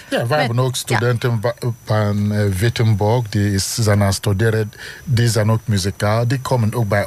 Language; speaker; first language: Dutch; non-native, fluent; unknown